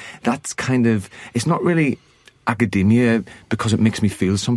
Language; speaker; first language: English; native; English